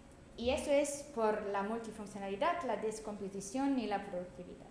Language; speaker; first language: Spanish; non-native, fluent; German